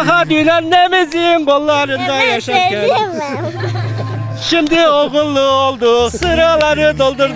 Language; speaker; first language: Turkish; native; Turkish